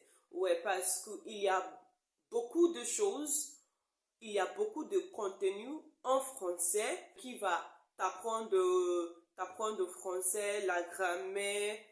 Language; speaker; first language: French; non-native, learner; English